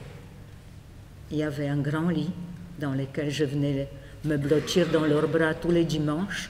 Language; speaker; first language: French; non-native, fluent; Polish